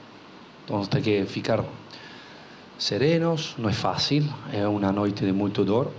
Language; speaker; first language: Portuguese; non-native, local second language; Spanish